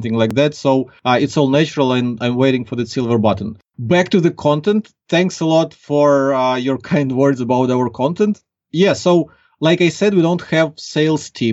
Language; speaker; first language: English; non-native, fluent; Ukrainian